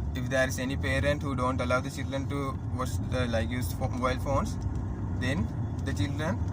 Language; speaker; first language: English; non-native, local second language; Sinhala